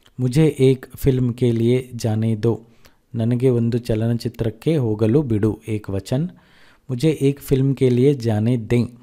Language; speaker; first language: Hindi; non-native, local second language; Kannada